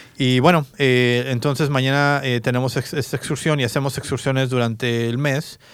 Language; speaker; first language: Spanish; native; Spanish